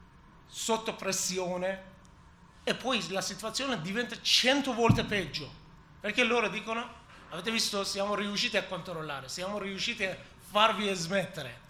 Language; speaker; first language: Italian; non-native, learner; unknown